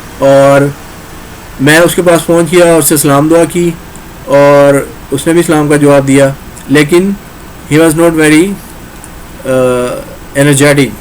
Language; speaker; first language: Urdu; non-native, local second language; Punjabi